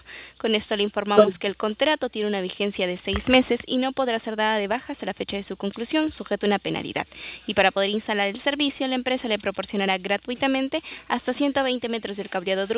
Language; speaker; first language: Spanish; native; Spanish